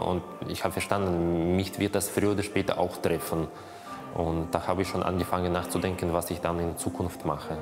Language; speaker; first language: German; non-native, fluent; Russian